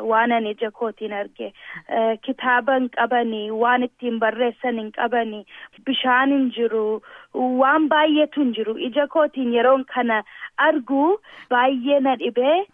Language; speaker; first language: Oromo; early bilingual, heritage; Oromo